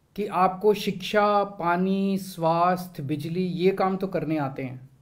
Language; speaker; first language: Hindi; native; Hindi